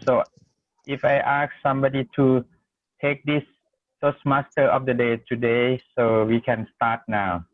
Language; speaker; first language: English; non-native, learner; Thai